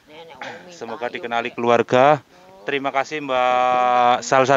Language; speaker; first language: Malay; non-native, local second language; Javanese